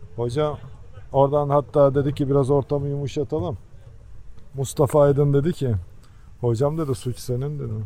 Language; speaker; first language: Turkish; early bilingual, heritage; Turkish